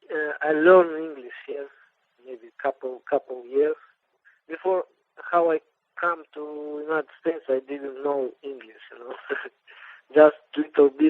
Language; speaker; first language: English; non-native, learner; Russian